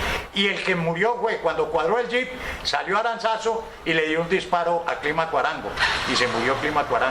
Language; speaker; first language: Spanish; native; Spanish